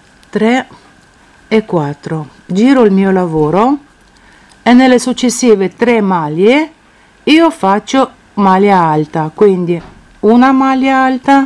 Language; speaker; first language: Italian; non-native, fluent; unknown